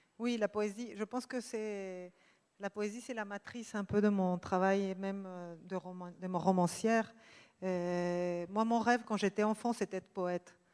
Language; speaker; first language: French; non-native, fluent; Spanish